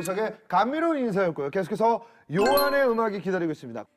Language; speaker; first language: Korean; native; Korean